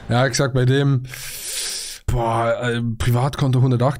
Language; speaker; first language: German; native; German